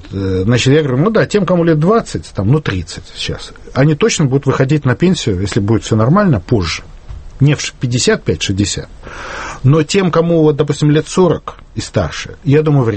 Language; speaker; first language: Russian; native; Russian